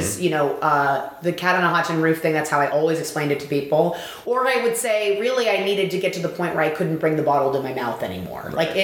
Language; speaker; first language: English; native; English